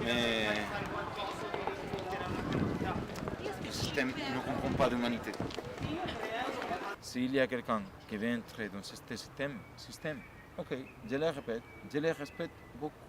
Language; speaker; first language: French; non-native, learner; Spanish